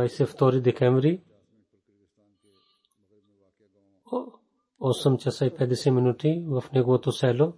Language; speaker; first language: Bulgarian; non-native, learner; Urdu